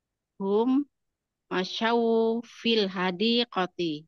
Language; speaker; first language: Arabic; non-native, learner; Indonesian